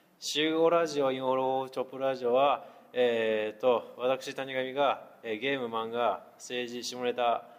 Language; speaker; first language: Japanese; native; Japanese